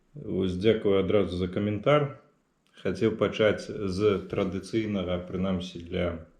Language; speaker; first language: Belarusian; native; Belarusian